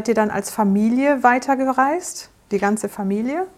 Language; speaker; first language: German; native; German